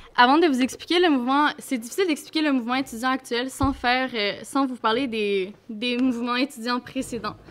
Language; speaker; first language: French; native; French